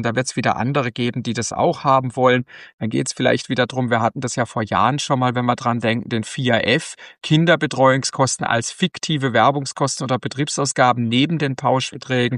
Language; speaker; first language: German; native; German